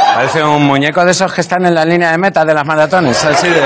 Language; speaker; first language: Spanish; native; Spanish